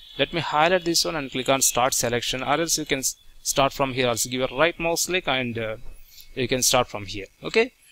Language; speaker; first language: English; non-native, local second language; Telugu